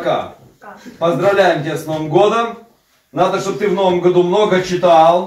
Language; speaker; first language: Russian; native; Russian